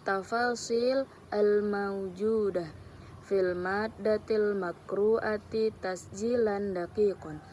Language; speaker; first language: Arabic; non-native, learner; Indonesian